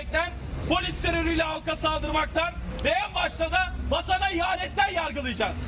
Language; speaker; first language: Turkish; native; Turkish